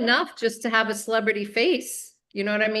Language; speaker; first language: English; native; English